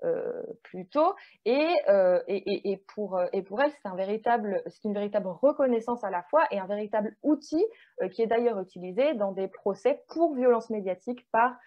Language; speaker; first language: French; native; French